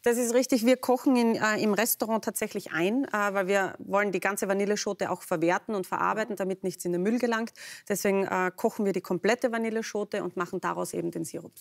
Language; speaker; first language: German; native; German